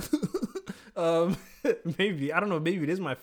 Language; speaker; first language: English; native; English